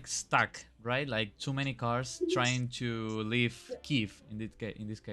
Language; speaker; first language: English; non-native, fluent; Spanish